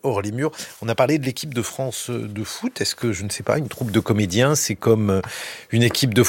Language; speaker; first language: French; native; French